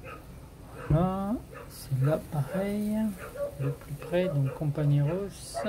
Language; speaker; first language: French; native; French